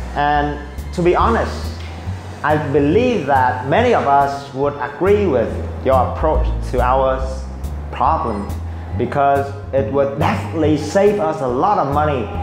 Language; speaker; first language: English; non-native, fluent; Vietnamese